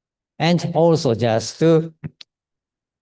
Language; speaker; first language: English; non-native, learner; Japanese